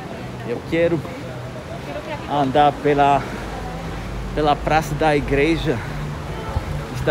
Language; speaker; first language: Portuguese; non-native, fluent; Italian